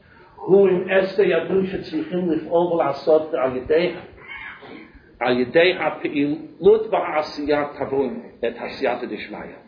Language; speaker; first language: Hebrew; non-native, fluent; English